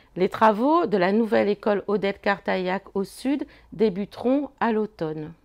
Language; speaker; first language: French; native; French